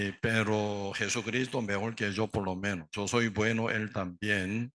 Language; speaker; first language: Spanish; non-native, learner; Korean